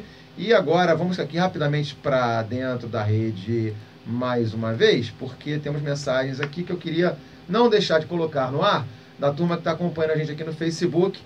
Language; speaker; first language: Portuguese; native; Portuguese